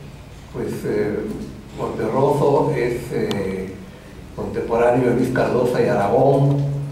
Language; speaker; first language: Spanish; native; Spanish